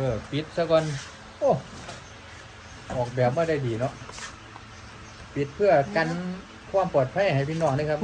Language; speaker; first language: Thai; non-native, local second language; Northeastern Thai